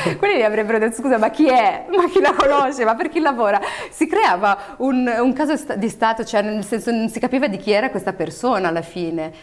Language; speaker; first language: Italian; early bilingual, other home language; Arabic